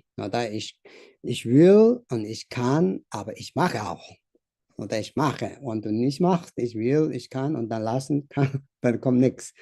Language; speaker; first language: German; non-native, learner; Tibetan